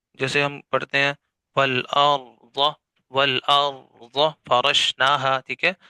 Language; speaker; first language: Urdu; native; Urdu